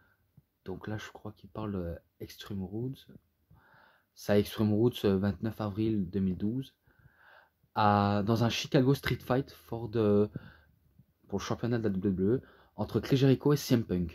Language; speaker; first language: French; native; French